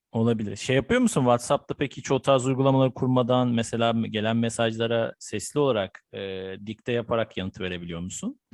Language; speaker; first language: Turkish; native; Turkish